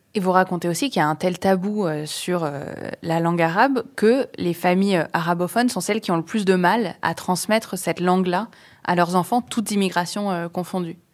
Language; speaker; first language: French; native; French